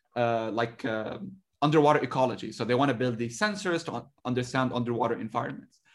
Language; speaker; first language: English; non-native, fluent; Arabic